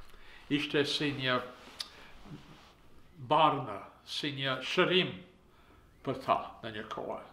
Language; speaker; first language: Albanian; early bilingual, heritage; Albanian